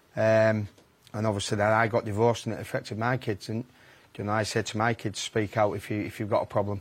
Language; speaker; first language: English; native; English